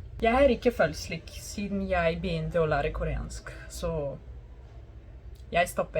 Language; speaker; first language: Norwegian; non-native, learner; Greek